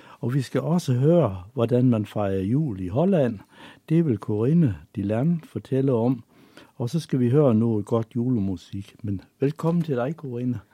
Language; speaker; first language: Danish; native; Danish